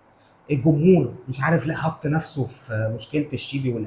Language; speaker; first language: Arabic; native; Arabic